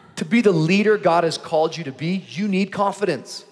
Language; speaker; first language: English; native; English